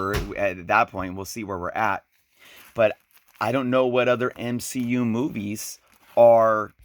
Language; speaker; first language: English; native; English